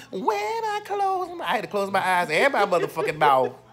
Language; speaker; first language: English; native; English